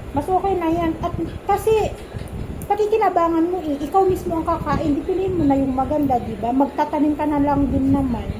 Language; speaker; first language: Filipino; non-native, local second language; Iloko